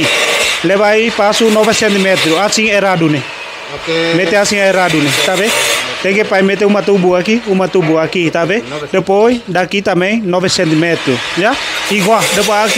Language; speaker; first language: Portuguese; non-native, learner; Vietnamese